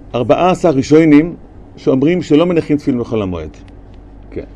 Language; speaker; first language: Hebrew; non-native, fluent; German